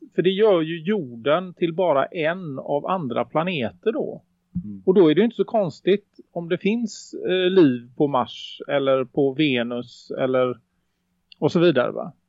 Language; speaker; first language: Swedish; native; Swedish